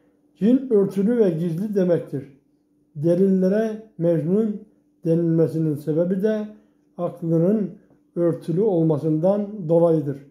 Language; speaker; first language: Turkish; native; Turkish